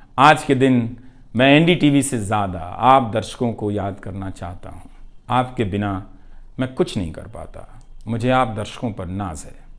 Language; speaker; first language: Hindi; non-native, local second language; Bhojpuri